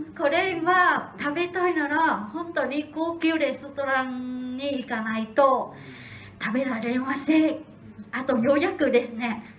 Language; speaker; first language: Japanese; non-native, learner; Vietnamese